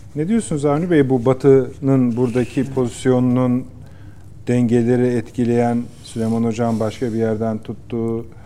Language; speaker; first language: Turkish; native; Turkish